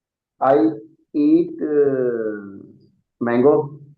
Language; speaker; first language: English; non-native, learner; Urdu